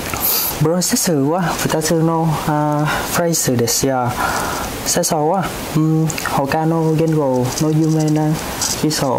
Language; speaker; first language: Japanese; non-native, fluent; Vietnamese